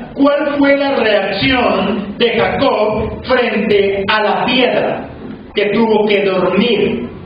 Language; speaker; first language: Spanish; native; Spanish